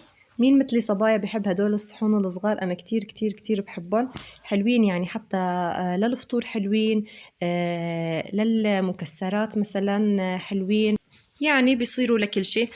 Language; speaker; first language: Arabic; native; Arabic